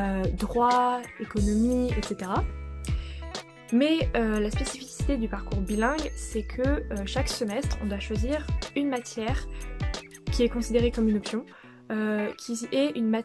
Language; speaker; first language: French; native; French